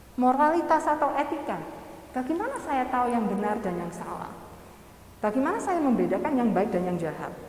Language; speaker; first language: Indonesian; non-native, fluent; English